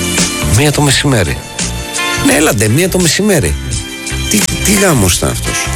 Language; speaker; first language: Greek; native; Greek